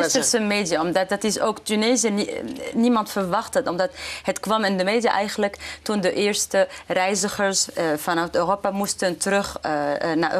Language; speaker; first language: Dutch; non-native, fluent; Arabic